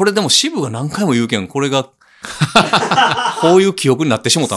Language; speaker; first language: Japanese; native; Japanese